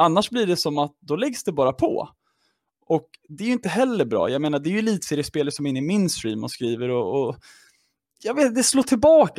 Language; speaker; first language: Swedish; native; Swedish